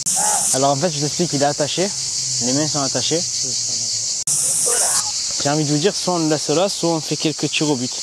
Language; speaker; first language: French; native; French